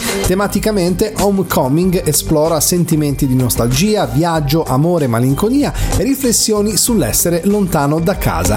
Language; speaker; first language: Italian; native; Italian